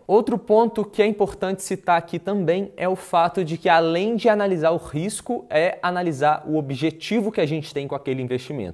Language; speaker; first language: Portuguese; native; Portuguese